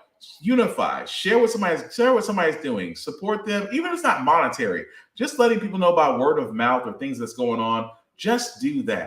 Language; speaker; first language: English; native; English